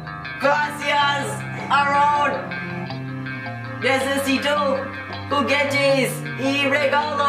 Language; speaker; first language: Spanish; non-native, learner; English